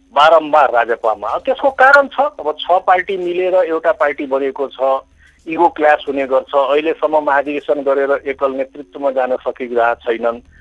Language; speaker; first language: Nepali; non-native, local second language; Maithili